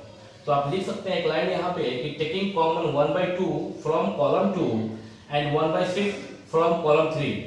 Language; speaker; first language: Hindi; native; Hindi